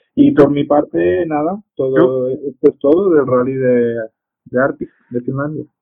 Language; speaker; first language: Spanish; native; Spanish